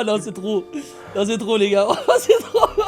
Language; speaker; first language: French; native; French